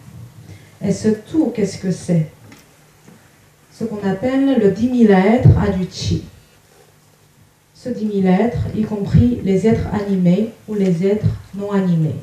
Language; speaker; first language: French; non-native, fluent; Chinese